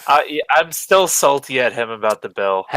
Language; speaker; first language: English; native; English